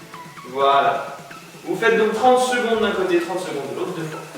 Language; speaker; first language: French; native; French